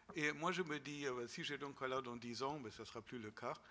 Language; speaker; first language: French; non-native, fluent; German